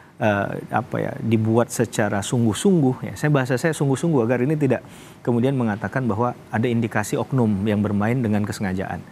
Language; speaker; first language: Indonesian; native; Indonesian